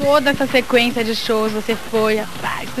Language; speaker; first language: Portuguese; native; Portuguese